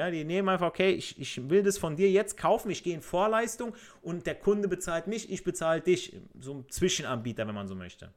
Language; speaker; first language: German; native; German